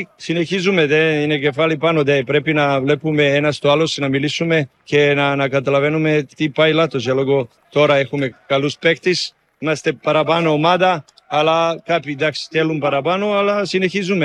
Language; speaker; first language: Greek; non-native, learner; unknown